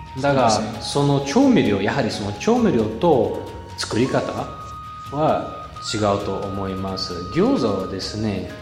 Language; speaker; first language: Japanese; non-native, fluent; Bulgarian